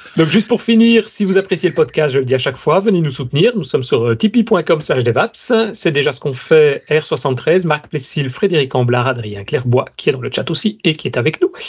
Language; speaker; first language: French; native; French